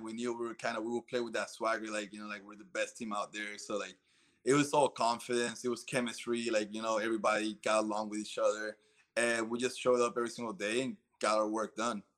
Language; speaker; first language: English; early bilingual, other home language; Spanish